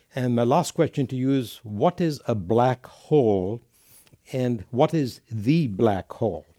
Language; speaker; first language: English; non-native, local second language; Urdu